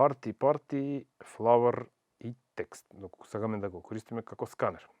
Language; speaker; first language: Macedonian; native; Macedonian